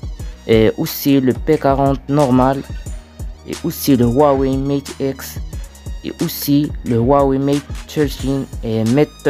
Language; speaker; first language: French; non-native, learner; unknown